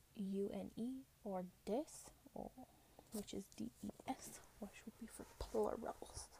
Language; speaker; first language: English; native; English